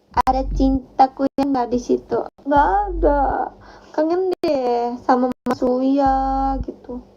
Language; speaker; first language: Indonesian; non-native, fluent; Japanese